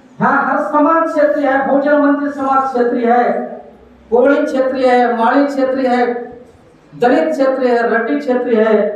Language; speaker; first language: Hindi; non-native, local second language; Marathi